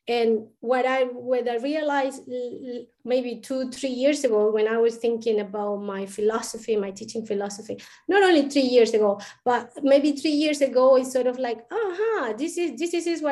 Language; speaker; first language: English; non-native, fluent; Spanish